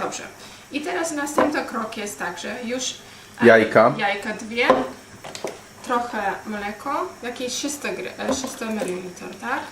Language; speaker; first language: Polish; non-native, learner; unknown